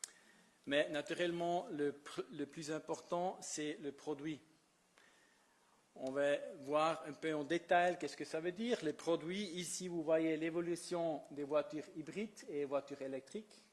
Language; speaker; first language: French; non-native, fluent; Italian